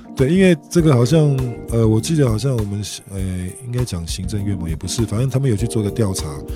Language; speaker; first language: Chinese; native; Chinese